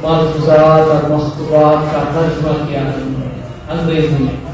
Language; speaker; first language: Hindi; non-native, local second language; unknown